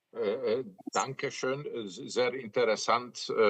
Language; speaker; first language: German; non-native, fluent; Polish